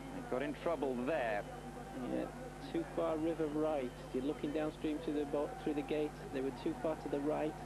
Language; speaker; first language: English; native; English